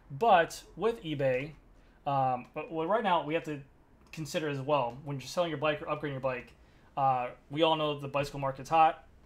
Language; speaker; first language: English; native; English